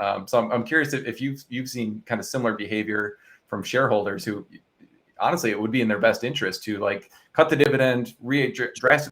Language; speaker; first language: English; native; English